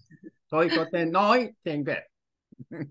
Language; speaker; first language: Vietnamese; non-native, learner; Korean